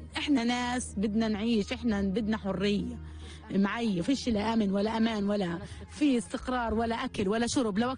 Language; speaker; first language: Arabic; native; Arabic